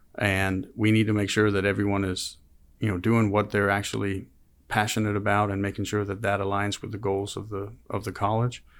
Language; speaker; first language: English; non-native, fluent; Danish